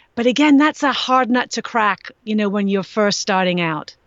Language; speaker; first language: English; native; English